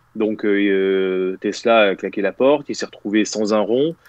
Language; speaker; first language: French; native; French